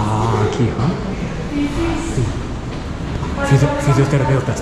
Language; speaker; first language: Spanish; non-native, learner; Japanese